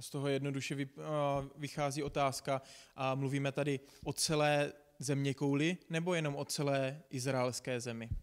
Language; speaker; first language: Czech; non-native, fluent; English